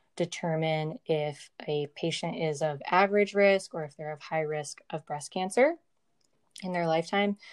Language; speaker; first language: English; native; English